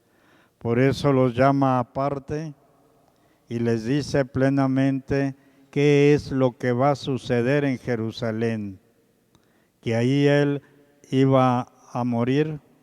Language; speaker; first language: Spanish; native; Spanish